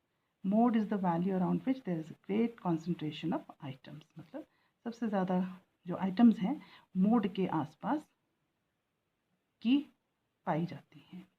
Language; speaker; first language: Hindi; native; Hindi